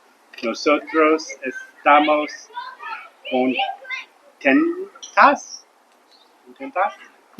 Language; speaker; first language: Spanish; non-native, learner; English